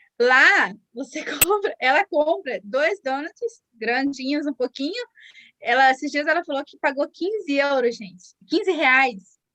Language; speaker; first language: Portuguese; native; Portuguese